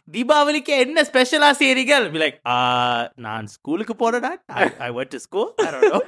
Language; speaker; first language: English; early bilingual, other home language; Tamil